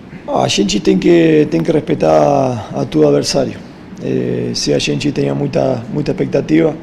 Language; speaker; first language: Portuguese; non-native, fluent; Spanish